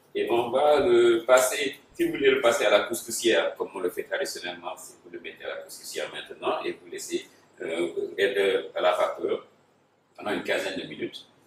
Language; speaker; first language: French; non-native, local second language; Wolof